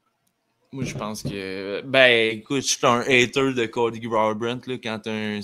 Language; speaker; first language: French; native; French